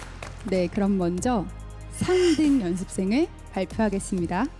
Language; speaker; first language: Korean; native; Korean